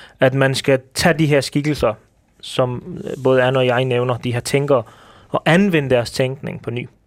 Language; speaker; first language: Danish; early bilingual, other home language; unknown